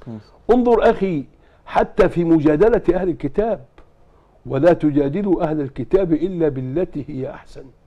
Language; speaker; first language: Arabic; native; Arabic